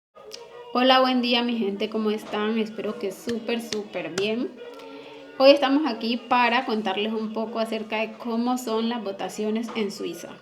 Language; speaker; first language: Spanish; native; Spanish